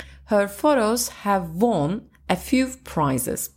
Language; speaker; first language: English; non-native, fluent; Turkish